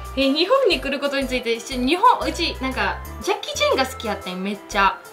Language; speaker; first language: Japanese; early bilingual, other home language; Russian